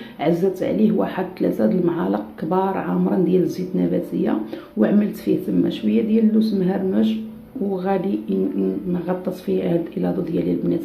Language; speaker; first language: Arabic; native; Arabic